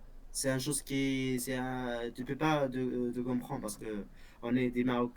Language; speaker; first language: French; non-native, local second language; Berber languages